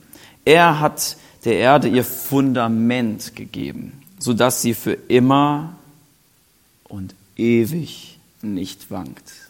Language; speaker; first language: German; native; German